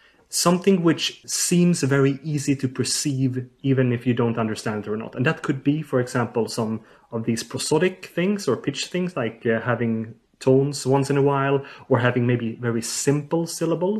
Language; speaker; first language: English; non-native, fluent; Swedish